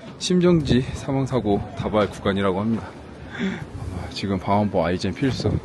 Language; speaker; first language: Korean; native; Korean